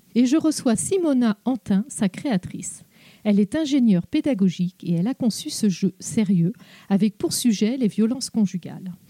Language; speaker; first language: French; native; French